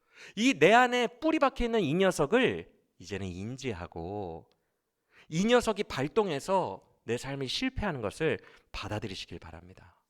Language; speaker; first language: Korean; native; Korean